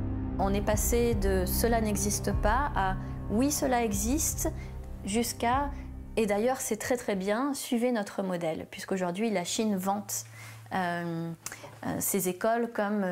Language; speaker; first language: French; native; French